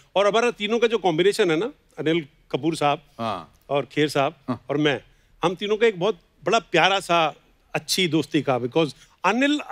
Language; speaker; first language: Hindi; native; Hindi